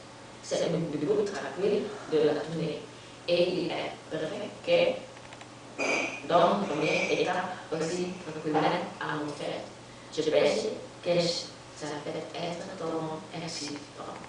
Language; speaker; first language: French; non-native, learner; Dutch